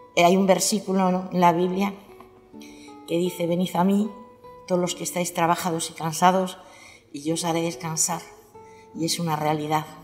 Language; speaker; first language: Spanish; native; Spanish